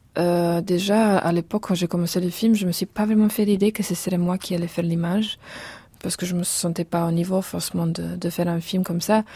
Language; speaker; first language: French; non-native, fluent; Serbian